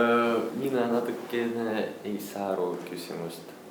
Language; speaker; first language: Estonian; non-native, local second language; Russian